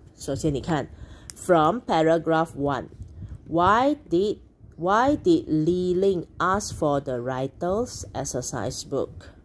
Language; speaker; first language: English; non-native, local second language; Chinese